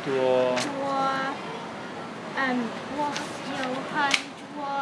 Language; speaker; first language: Chinese; non-native, learner; English